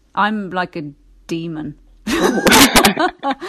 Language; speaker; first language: English; native; English